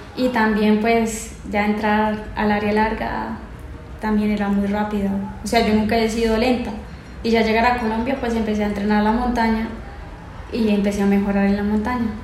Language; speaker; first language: Spanish; native; Spanish